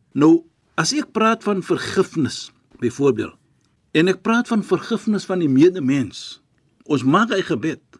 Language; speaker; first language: Afrikaans; non-native, fluent; Arabic